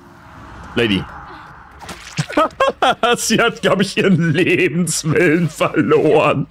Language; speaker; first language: German; native; German